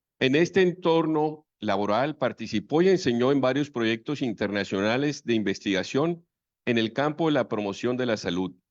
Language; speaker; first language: Spanish; native; Spanish